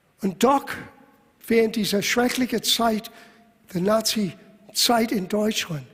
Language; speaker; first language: German; non-native, fluent; English